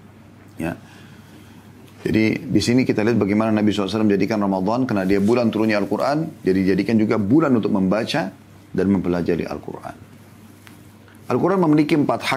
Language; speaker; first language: Indonesian; native; Indonesian